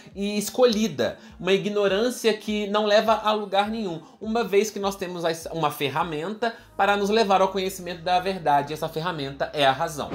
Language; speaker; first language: Portuguese; native; Portuguese